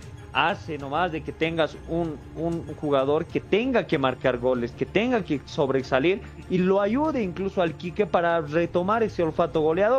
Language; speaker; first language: Spanish; native; Spanish